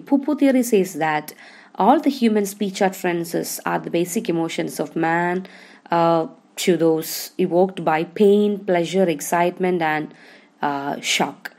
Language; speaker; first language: English; non-native, local second language; Malayalam